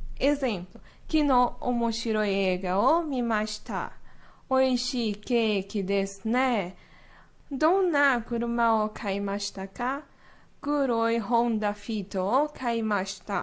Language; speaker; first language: Japanese; non-native, learner; Portuguese